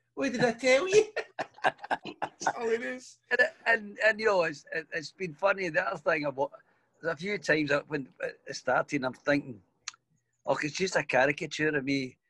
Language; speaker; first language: English; native; English